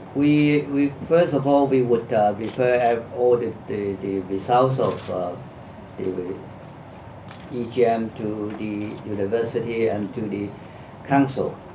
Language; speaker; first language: English; non-native, local second language; Cantonese